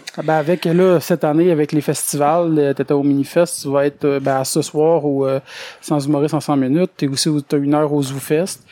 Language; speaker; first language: French; native; French